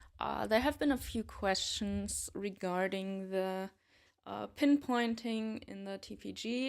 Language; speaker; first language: English; non-native, fluent; German